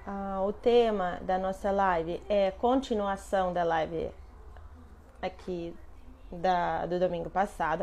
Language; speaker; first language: Portuguese; non-native, fluent; Russian